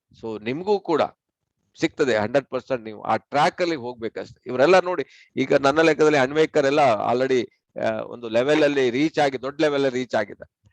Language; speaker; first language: Kannada; non-native, local second language; Tulu